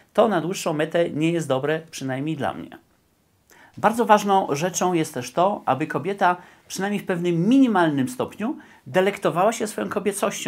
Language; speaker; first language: Polish; native; Polish